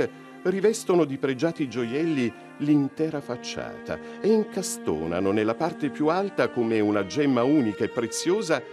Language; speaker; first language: Italian; native; Italian